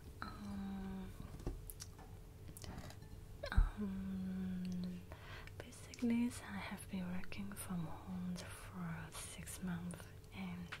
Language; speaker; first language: English; non-native, learner; Cantonese